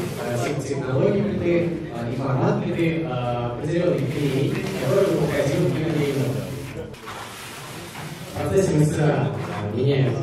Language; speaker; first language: Russian; native; Russian